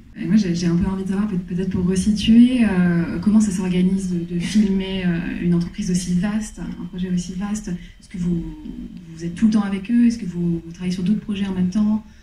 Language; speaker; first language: French; native; French